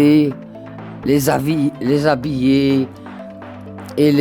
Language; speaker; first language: French; non-native, learner; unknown